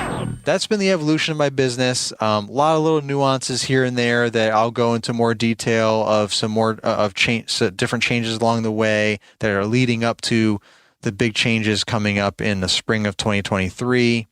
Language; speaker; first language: English; native; English